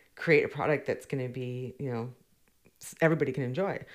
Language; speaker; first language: English; native; English